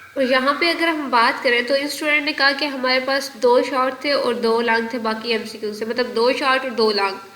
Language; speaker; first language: Urdu; native; Urdu